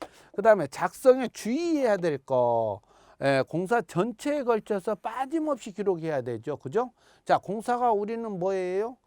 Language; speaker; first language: Korean; native; Korean